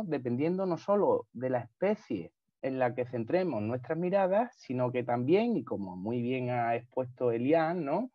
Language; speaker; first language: Spanish; native; Spanish